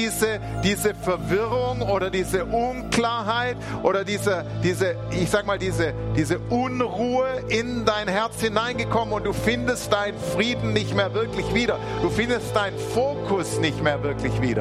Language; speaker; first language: German; native; German